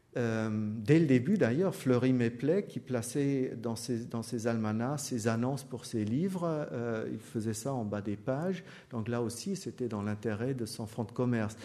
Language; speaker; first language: French; non-native, fluent; German